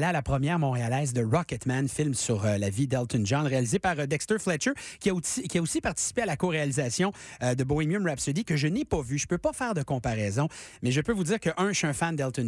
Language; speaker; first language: French; native; French